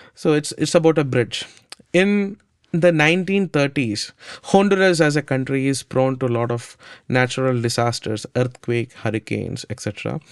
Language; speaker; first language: English; non-native, local second language; Malayalam